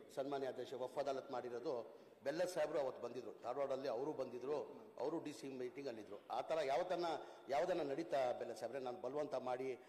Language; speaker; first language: Kannada; non-native, local second language; Urdu